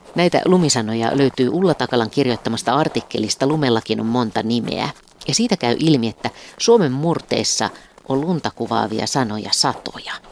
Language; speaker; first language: Finnish; native; Finnish